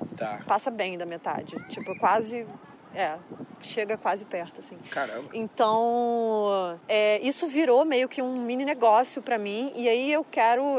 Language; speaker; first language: Portuguese; native; Portuguese